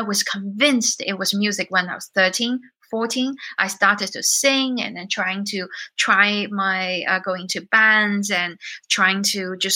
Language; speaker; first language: English; non-native, fluent; Chinese